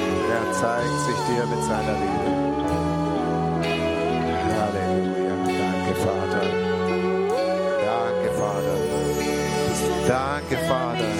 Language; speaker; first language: German; native; German